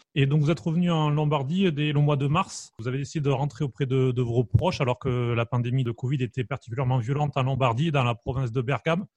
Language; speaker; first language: French; native; French